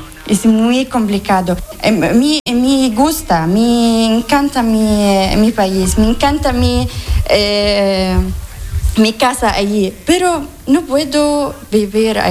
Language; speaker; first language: Spanish; non-native, learner; Arabic